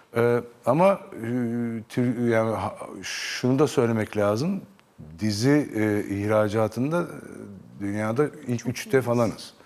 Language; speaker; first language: Turkish; native; Turkish